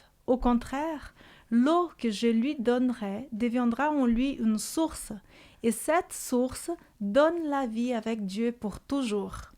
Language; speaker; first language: French; native; French